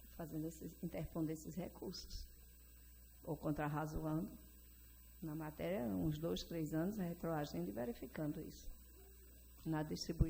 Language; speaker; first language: Portuguese; native; Portuguese